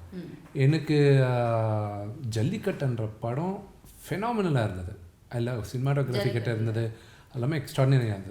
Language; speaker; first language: Tamil; non-native, local second language; Telugu